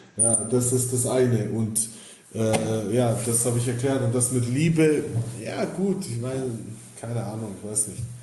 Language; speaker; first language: German; early bilingual, other home language; Bosnian